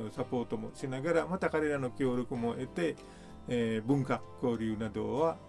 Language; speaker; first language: Japanese; non-native, fluent; Sinhala